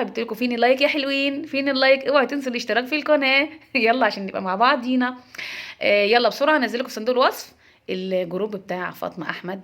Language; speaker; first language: Arabic; native; Arabic